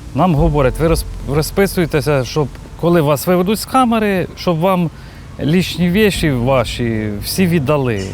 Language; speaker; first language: Ukrainian; native; Ukrainian